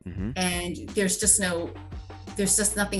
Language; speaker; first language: English; native; English